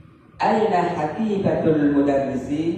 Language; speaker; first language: Arabic; non-native, learner; Indonesian